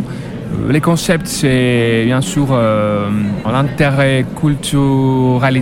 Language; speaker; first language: French; non-native, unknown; Greek